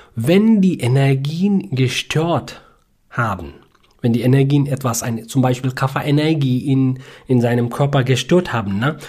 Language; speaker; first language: German; non-native, learner; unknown